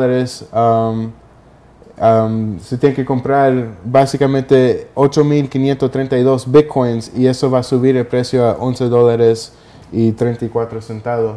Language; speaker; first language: Spanish; early bilingual, heritage; Spanish